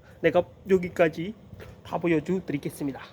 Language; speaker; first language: Korean; non-native, learner; Khmer